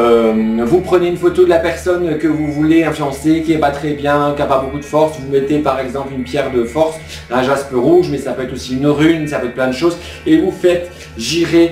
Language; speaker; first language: French; native; French